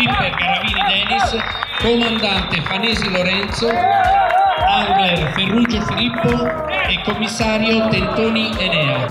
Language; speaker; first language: Italian; native; Italian